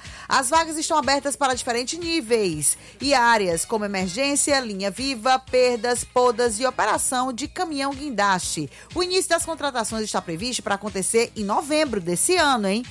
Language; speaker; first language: Portuguese; native; Portuguese